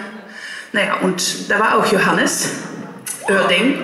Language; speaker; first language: German; non-native, learner; Dutch